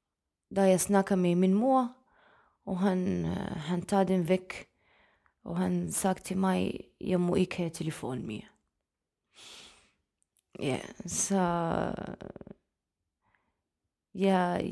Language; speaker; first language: Danish; non-native, fluent; Arabic